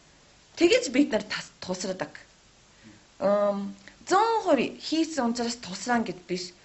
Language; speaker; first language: Mongolian; non-native, learner; Japanese